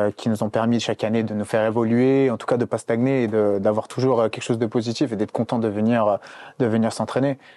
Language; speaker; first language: French; native; French